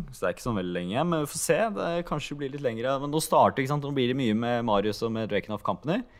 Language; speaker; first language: Norwegian; early bilingual, other home language; Hungarian